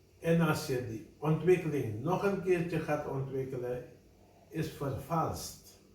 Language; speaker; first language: Dutch; non-native, local second language; Caribbean Hindustani